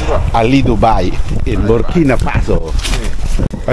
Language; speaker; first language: Spanish; non-native, learner; Filipino